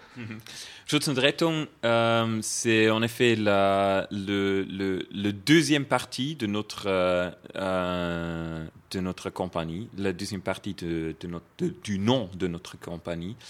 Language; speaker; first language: French; non-native, fluent; German